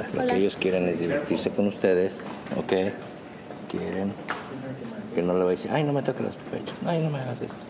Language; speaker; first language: Spanish; non-native, learner; English